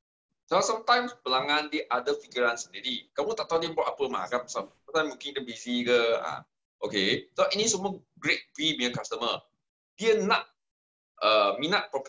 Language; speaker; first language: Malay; non-native, local second language; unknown